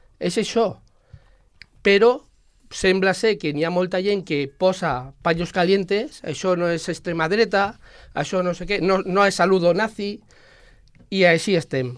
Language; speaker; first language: Catalan; non-native, local second language; Spanish